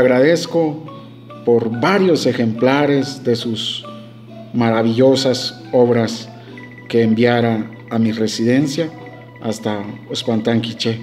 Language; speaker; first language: Spanish; native; Spanish